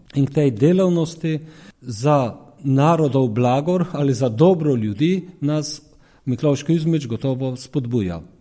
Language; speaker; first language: Slovenian; native; Slovenian